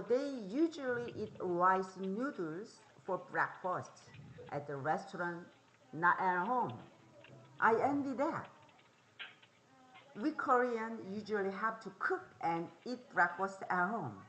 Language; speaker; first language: English; non-native, fluent; Korean